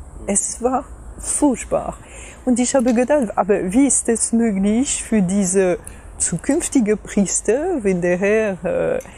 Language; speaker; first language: German; non-native, fluent; French